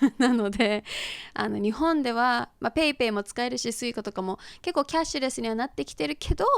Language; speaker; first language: Japanese; early bilingual, heritage; Japanese